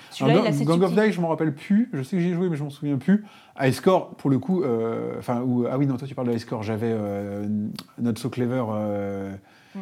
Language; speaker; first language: French; native; French